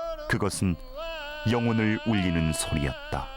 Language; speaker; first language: Korean; native; Korean